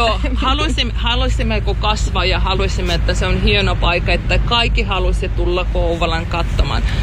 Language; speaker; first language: Finnish; non-native, learner; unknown